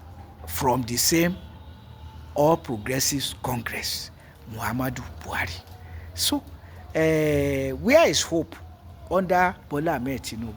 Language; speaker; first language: English; non-native, local second language; Yoruba